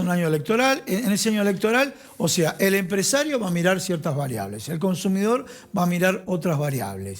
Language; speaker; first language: Spanish; native; Spanish